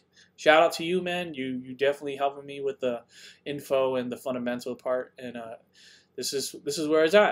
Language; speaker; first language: English; native; English